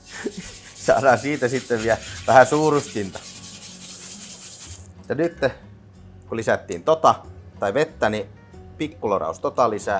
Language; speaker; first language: Finnish; native; Finnish